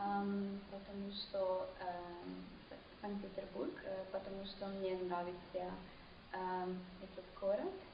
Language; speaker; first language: Russian; non-native, learner; English